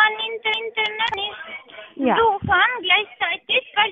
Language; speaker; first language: German; non-native, learner; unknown